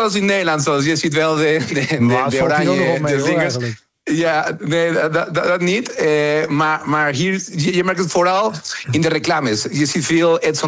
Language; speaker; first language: Dutch; non-native, fluent; Spanish